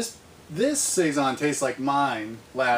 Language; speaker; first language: English; native; English